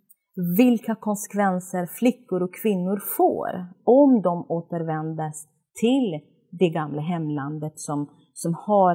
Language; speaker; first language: Swedish; non-native, fluent; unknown